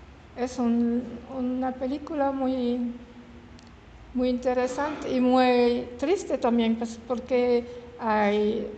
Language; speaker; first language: Spanish; non-native, learner; French